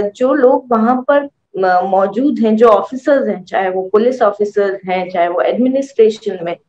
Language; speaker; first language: Hindi; native; Hindi